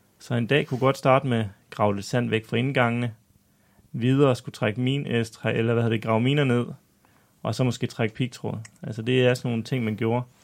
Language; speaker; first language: Danish; native; Danish